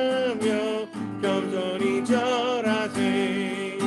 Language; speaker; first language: Korean; native; Korean